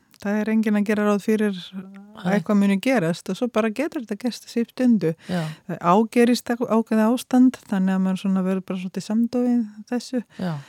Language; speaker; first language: Icelandic; non-native, fluent; Croatian